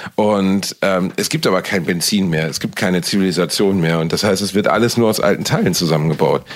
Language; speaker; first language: German; native; German